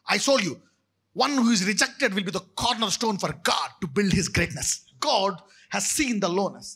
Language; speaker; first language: English; non-native, local second language; Telugu